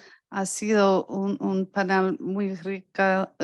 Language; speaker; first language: Spanish; non-native, fluent; English